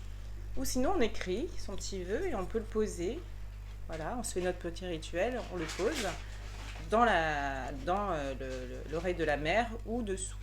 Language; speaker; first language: French; native; French